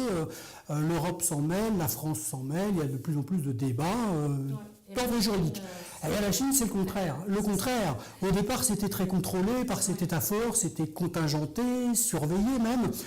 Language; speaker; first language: French; native; French